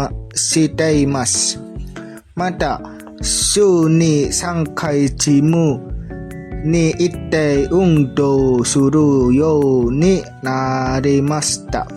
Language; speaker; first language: Japanese; non-native, learner; Indonesian